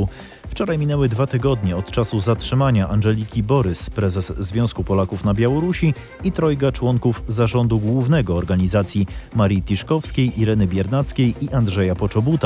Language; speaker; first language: Polish; native; Polish